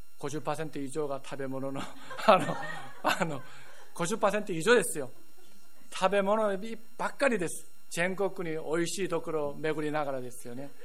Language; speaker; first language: Japanese; non-native, fluent; Korean